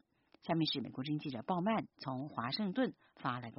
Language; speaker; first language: Chinese; native; Chinese